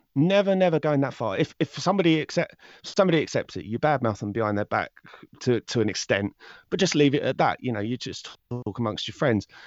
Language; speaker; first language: English; native; English